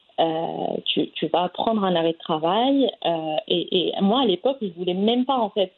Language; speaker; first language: French; non-native, local second language; Arabic